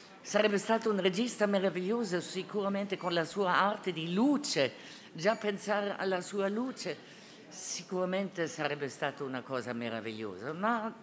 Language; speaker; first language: Italian; non-native, fluent; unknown